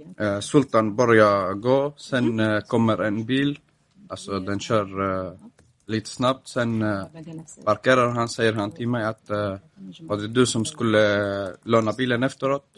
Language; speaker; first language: Swedish; non-native, fluent; Arabic